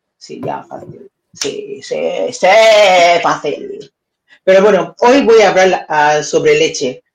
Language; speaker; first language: Spanish; non-native, learner; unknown